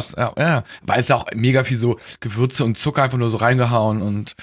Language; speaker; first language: German; native; German